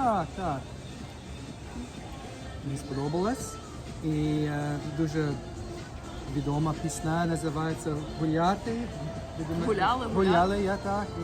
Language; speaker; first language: Ukrainian; non-native, learner; English